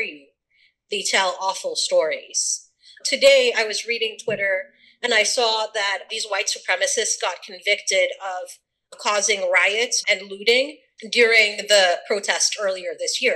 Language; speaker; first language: English; early bilingual, other home language; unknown